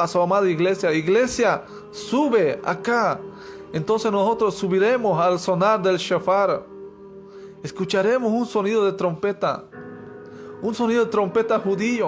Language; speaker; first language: Spanish; native; Spanish